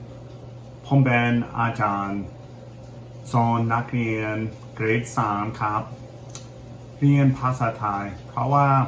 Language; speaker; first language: Thai; non-native, fluent; English